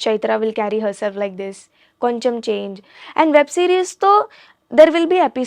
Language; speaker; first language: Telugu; non-native, learner; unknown